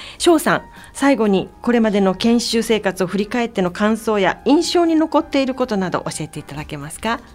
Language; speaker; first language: Japanese; native; Japanese